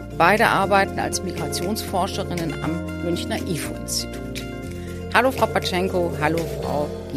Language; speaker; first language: German; native; German